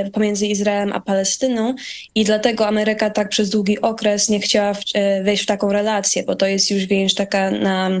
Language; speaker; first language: Polish; early bilingual, heritage; Polish